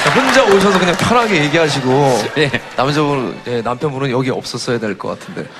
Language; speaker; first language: Korean; native; Korean